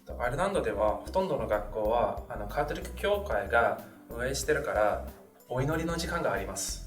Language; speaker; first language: Japanese; non-native, fluent; English